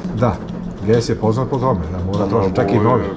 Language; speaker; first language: Croatian; native; Croatian